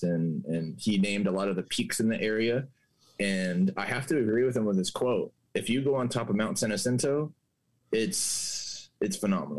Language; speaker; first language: English; native; English